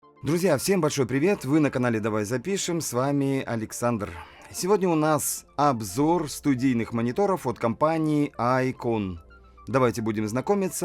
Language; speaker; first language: Russian; native; Russian